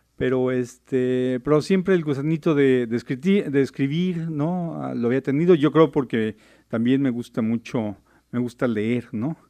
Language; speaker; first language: Spanish; native; Spanish